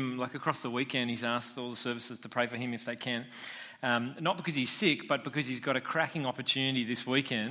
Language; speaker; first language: English; native; English